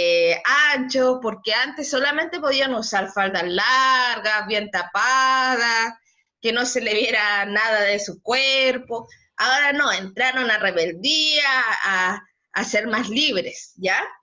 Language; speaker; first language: Spanish; native; Spanish